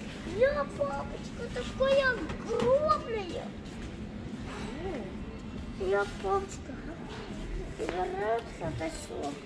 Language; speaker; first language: Russian; early bilingual, heritage; Russian